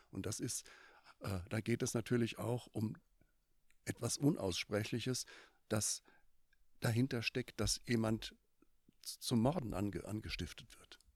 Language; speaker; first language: German; native; German